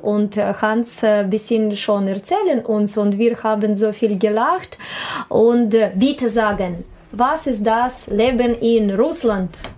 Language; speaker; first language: German; non-native, learner; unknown